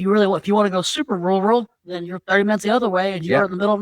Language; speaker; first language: English; native; English